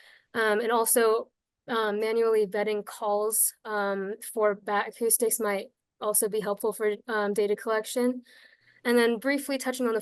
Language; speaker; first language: English; native; English